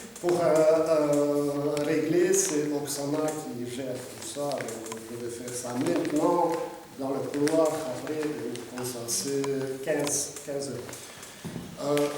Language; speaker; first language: French; non-native, fluent; Russian